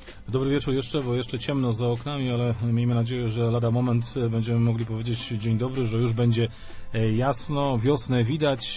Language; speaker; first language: Polish; native; Polish